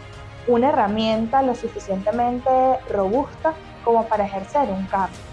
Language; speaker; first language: Spanish; native; Spanish